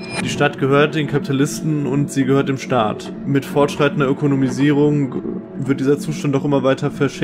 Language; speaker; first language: German; native; German